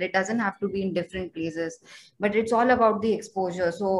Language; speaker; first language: English; non-native, local second language; Hindi